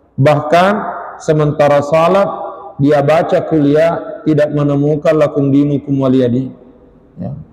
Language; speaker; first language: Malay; non-native, local second language; Buginese